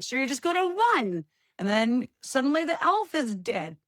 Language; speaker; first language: English; native; English